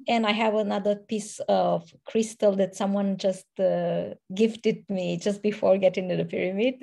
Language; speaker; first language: English; non-native, fluent; Romanian